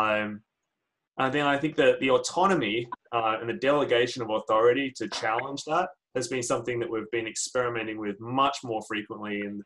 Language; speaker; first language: English; native; English